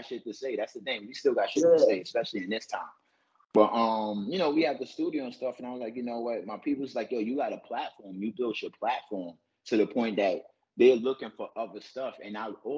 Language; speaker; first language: English; native; English